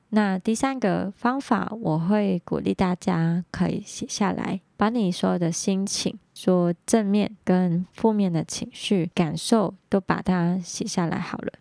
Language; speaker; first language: Chinese; non-native, local second language; Cantonese